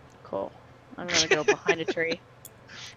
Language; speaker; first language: English; native; English